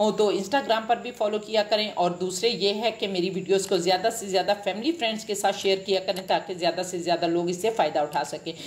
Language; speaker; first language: Hindi; native; Hindi